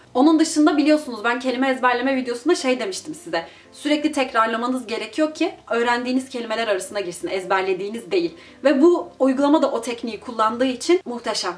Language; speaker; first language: Turkish; native; Turkish